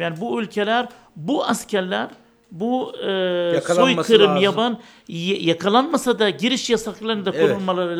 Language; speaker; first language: Turkish; non-native, learner; Arabic